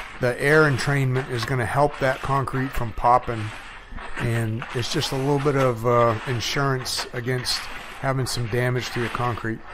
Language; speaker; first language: English; native; English